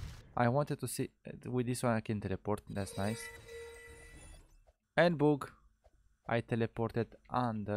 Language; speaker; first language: English; non-native, fluent; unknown